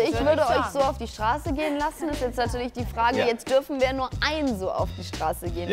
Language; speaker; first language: German; native; German